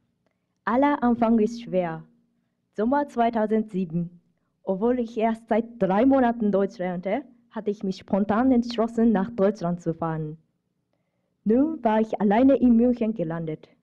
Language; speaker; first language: German; non-native, fluent; Japanese